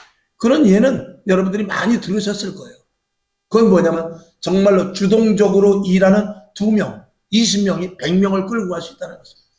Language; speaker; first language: Korean; native; Korean